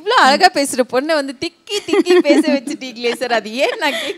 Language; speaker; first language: Tamil; native; Tamil